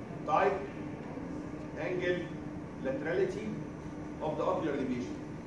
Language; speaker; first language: English; non-native, fluent; Arabic